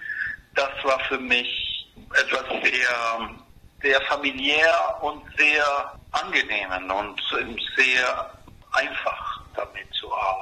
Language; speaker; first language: German; non-native, fluent; Spanish